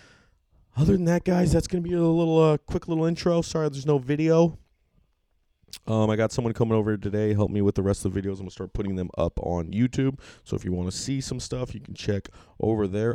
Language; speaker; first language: English; native; English